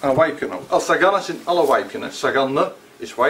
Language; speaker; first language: German; non-native, learner; Dutch